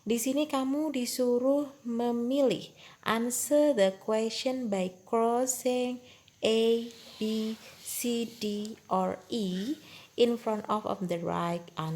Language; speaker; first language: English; non-native, local second language; Indonesian